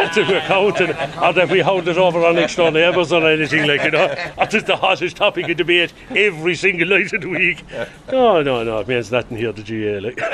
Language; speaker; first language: English; native; English